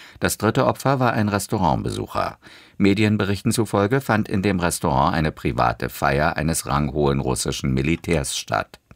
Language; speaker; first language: German; native; German